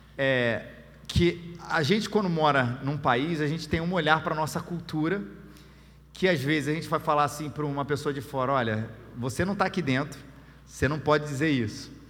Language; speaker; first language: Portuguese; native; Portuguese